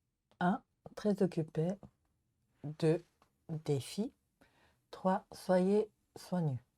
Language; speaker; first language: French; non-native, learner; Japanese